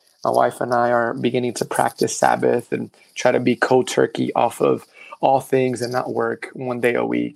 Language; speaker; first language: English; early bilingual, other home language; Spanish